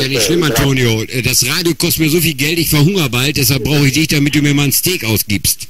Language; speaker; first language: German; native; German